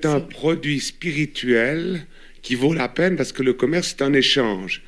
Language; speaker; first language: French; native; French